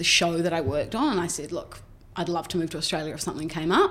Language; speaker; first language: English; native; English